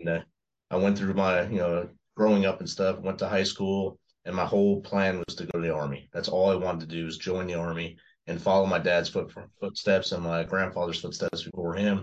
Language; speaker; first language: English; native; English